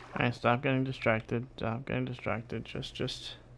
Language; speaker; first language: English; early bilingual, other home language; Spanish